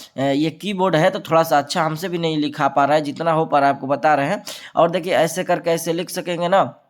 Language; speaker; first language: Hindi; native; Hindi